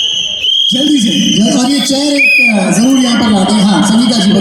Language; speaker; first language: Hindi; native; Hindi